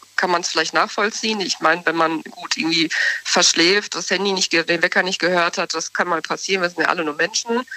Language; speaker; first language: German; native; German